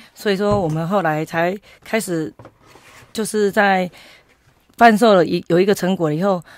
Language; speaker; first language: Chinese; native; Chinese